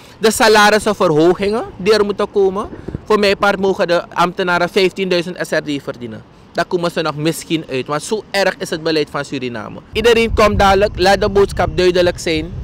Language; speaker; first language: Dutch; native; Dutch